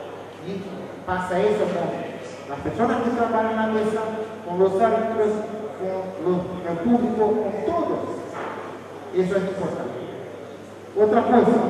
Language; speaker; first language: Spanish; non-native, fluent; Portuguese